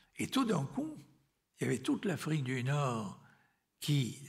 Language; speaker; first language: French; native; French